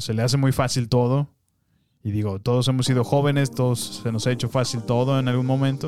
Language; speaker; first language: Spanish; native; Spanish